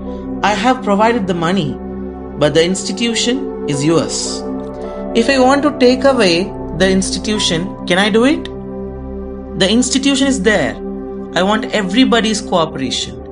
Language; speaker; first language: English; non-native, local second language; Tamil